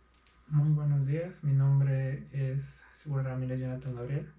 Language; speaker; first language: Spanish; native; Spanish